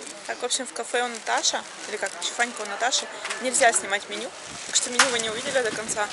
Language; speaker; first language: Russian; native; Russian